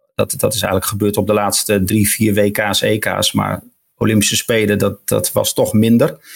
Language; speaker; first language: Dutch; native; Dutch